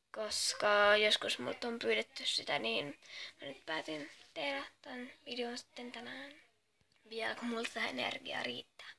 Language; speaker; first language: Finnish; native; Finnish